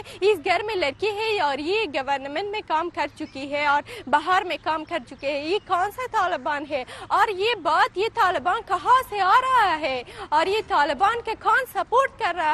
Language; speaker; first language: Hindi; non-native, fluent; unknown